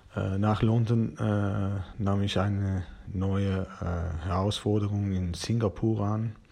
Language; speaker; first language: German; non-native, learner; Persian